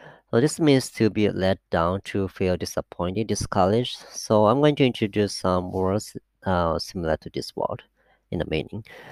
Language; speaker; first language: English; non-native, fluent; Japanese